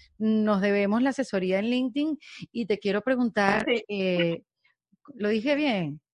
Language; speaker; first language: Spanish; native; Spanish